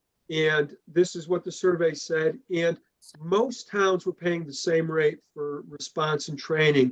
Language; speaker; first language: English; native; English